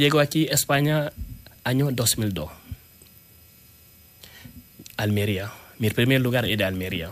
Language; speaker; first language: Spanish; non-native, learner; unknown